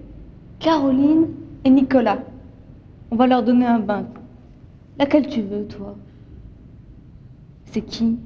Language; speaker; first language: French; native; French